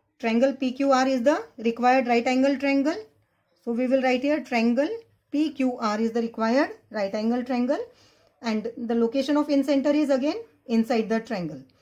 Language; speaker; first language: English; non-native, local second language; Marathi